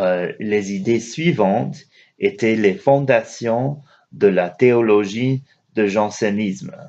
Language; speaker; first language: French; non-native, learner; English